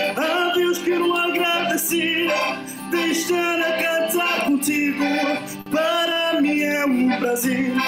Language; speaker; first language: Portuguese; early bilingual, heritage; Portuguese